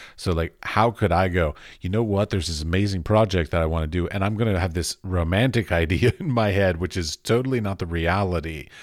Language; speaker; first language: English; early bilingual, other home language; Finnish